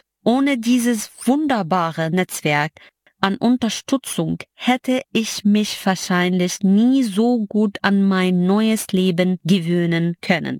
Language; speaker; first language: German; non-native, fluent; Arabic